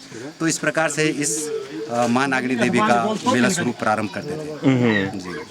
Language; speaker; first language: Hindi; native; Hindi